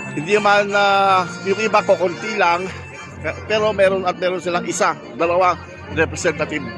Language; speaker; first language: Filipino; native; Filipino